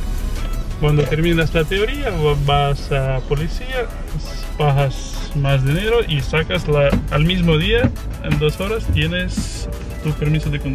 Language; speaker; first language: Spanish; non-native, fluent; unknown